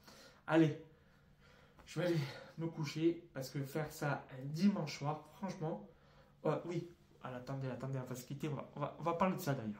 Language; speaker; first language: French; native; French